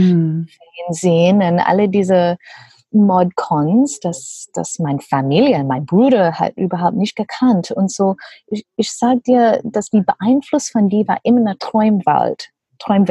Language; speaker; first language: German; non-native, learner; English